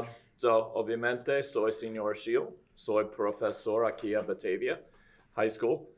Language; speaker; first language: Spanish; non-native, fluent; English